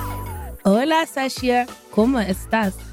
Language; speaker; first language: Spanish; non-native, learner; English